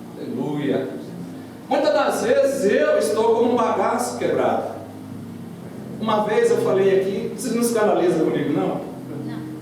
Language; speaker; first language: Portuguese; native; Portuguese